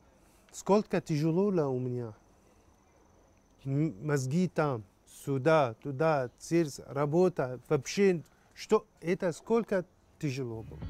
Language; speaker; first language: Russian; non-native, learner; Arabic